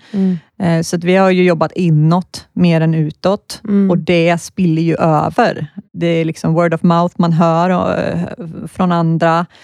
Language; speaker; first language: Swedish; native; Swedish